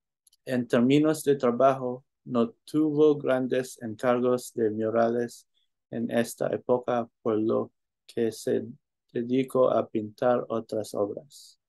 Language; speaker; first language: Spanish; non-native, learner; English